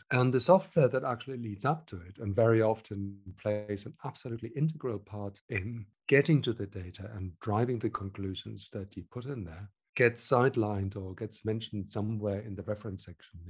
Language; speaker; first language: English; non-native, fluent; German